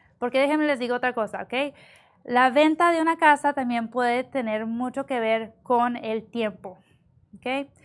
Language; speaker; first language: Spanish; early bilingual, heritage; Spanish